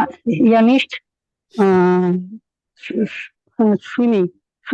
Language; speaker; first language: German; non-native, learner; Bangla